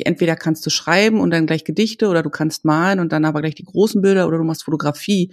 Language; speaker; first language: German; native; German